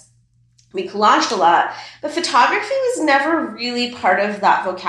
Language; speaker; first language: English; early bilingual, other home language; Persian